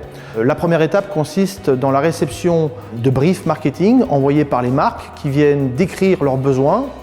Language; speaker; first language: French; native; French